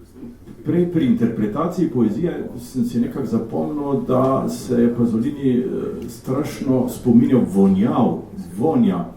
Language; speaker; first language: Slovenian; native; Slovenian